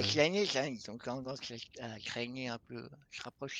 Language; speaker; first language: French; native; French